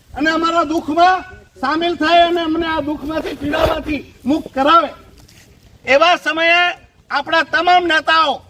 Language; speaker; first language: Gujarati; non-native, local second language; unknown